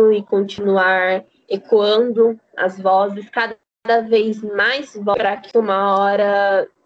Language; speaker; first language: Portuguese; native; Portuguese